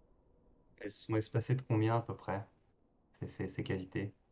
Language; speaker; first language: French; native; French